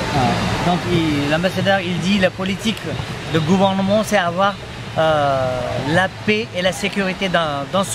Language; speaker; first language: French; non-native, fluent; Nepali